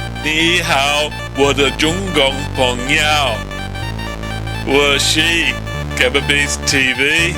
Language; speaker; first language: Chinese; non-native, learner; English